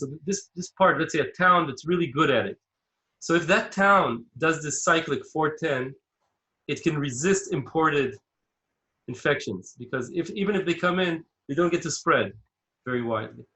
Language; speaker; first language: English; non-native, fluent; Hebrew